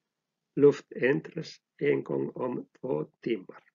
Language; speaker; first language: Swedish; non-native, local second language; Finnish